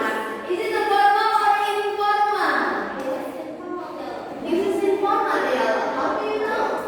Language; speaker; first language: English; non-native, fluent; Indonesian